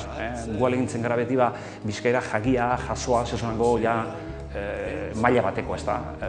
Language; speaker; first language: Basque; native; Basque